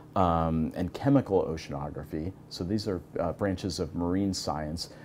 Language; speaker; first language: English; native; English